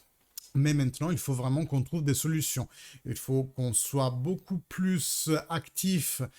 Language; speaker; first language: French; early bilingual, heritage; Italian